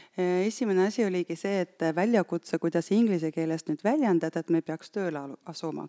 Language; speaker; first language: Estonian; non-native, local second language; Russian